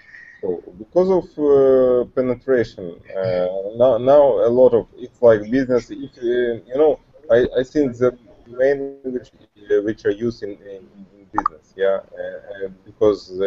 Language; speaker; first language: English; non-native, learner; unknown